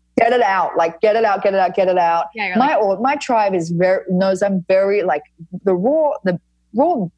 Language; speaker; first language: English; native; English